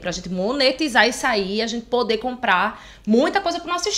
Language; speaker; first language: Portuguese; native; Portuguese